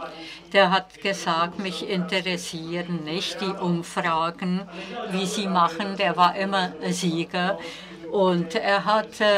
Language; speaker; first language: German; non-native, fluent; Czech